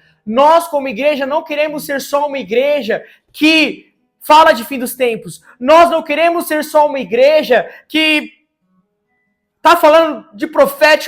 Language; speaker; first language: Portuguese; native; Portuguese